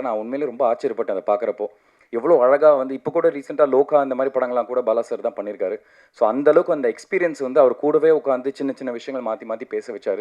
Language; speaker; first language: Tamil; native; Tamil